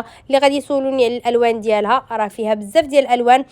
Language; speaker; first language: Arabic; native; Arabic